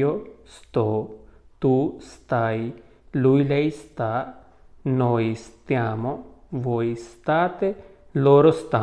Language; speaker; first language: Italian; non-native, fluent; Urdu